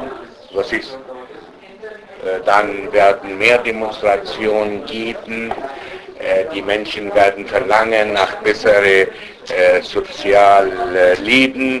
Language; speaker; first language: German; non-native, fluent; Arabic